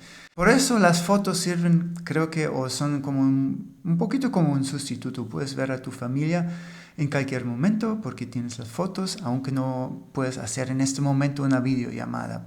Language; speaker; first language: Spanish; non-native, fluent; German